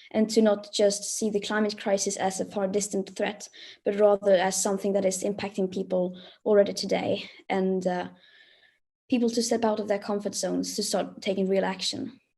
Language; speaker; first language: English; non-native, fluent; Swedish